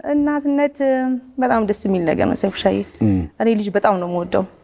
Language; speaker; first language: Amharic; native; Amharic